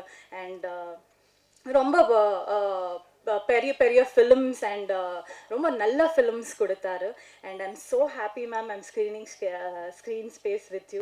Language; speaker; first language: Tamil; non-native, learner; Kannada